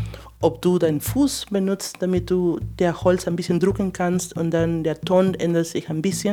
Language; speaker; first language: German; non-native, fluent; Spanish